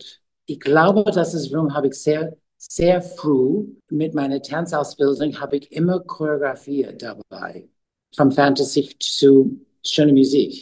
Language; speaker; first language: German; non-native, learner; English